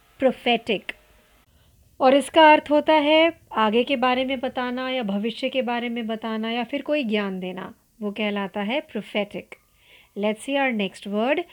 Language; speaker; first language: Hindi; non-native, local second language; Marathi